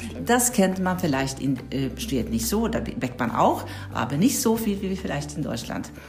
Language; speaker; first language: German; non-native, fluent; Swedish